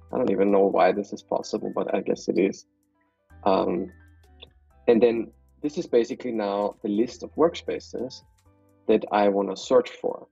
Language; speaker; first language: English; non-native, fluent; German